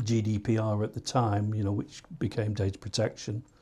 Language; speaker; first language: English; native; English